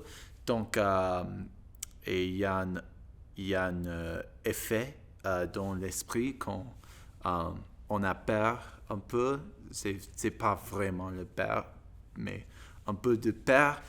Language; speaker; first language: French; non-native, learner; English